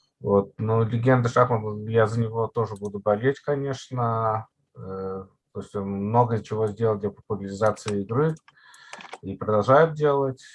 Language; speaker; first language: Russian; native; Russian